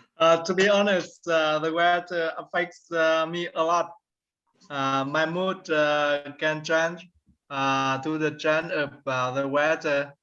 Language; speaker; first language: English; non-native, learner; Vietnamese